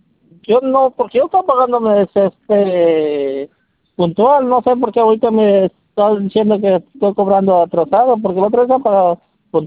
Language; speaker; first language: Spanish; native; Spanish